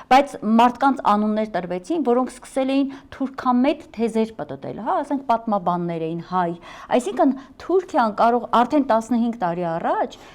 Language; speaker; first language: Armenian; native; Armenian